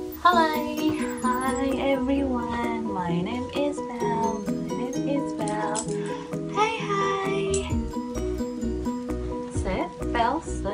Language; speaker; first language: English; non-native, local second language; Indonesian